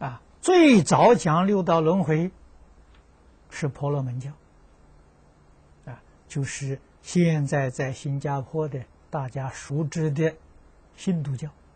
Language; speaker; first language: Chinese; native; Chinese